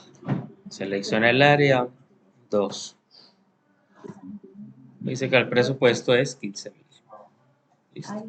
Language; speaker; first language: Spanish; native; Spanish